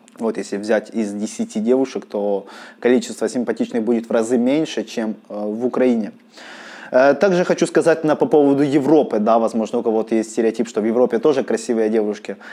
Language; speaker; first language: Russian; native; Russian